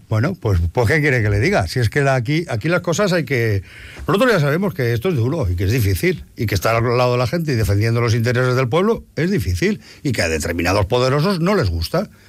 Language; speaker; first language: Spanish; non-native, local second language; Catalan